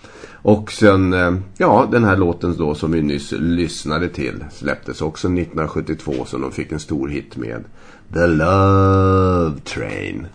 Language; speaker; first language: Swedish; native; Swedish